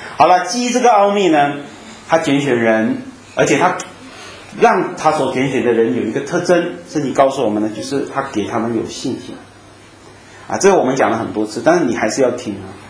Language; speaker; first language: Chinese; native; Chinese